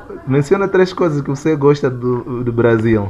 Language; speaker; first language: Portuguese; non-native, local second language; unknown